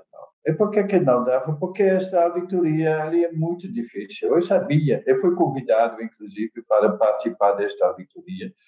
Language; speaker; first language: Portuguese; non-native, fluent; Dutch